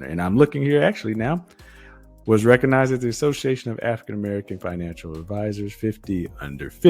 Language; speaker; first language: English; native; English